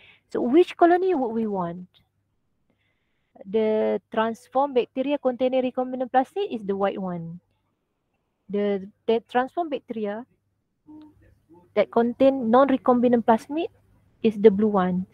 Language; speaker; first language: English; non-native, local second language; Malay